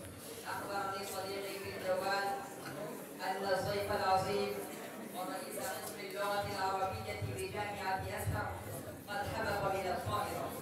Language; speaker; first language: Arabic; non-native, learner; Urdu